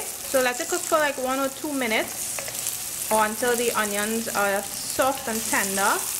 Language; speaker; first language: English; native; English